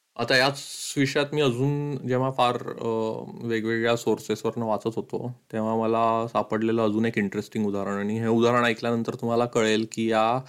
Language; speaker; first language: Marathi; early bilingual, heritage; Marathi